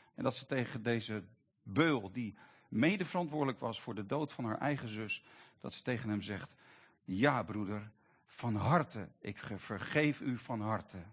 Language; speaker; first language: Dutch; native; Dutch